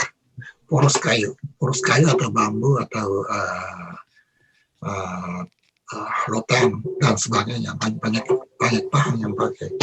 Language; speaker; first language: Indonesian; non-native, learner; Japanese